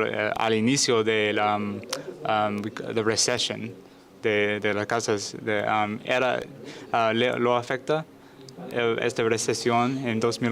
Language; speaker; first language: Spanish; non-native, learner; English